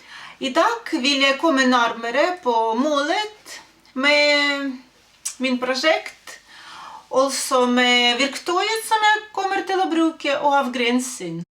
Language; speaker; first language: Norwegian; non-native, fluent; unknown